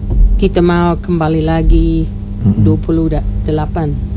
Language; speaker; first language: Indonesian; non-native, learner; English